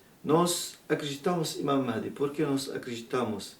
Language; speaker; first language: Portuguese; non-native, learner; Arabic